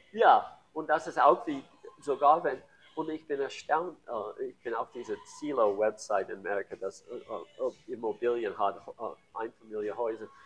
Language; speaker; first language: German; non-native, learner; English